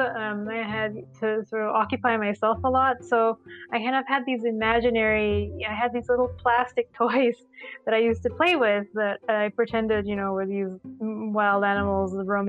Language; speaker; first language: English; non-native, local second language; Sinhala